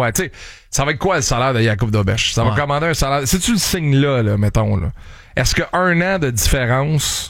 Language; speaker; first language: French; native; French